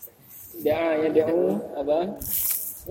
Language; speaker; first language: Arabic; non-native, fluent; Indonesian